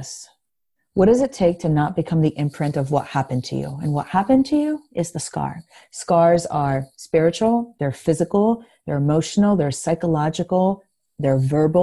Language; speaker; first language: English; non-native, fluent; Greek